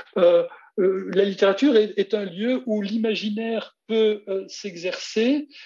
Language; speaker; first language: French; native; French